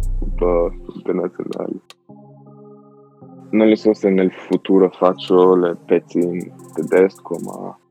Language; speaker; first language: Italian; non-native, learner; Albanian